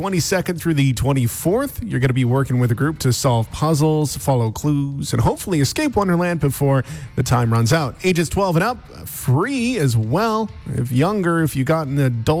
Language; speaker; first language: English; native; English